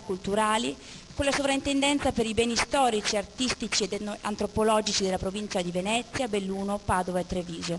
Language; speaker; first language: Italian; native; Italian